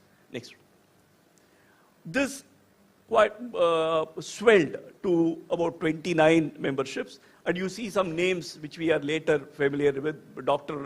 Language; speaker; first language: English; non-native, local second language; Tamil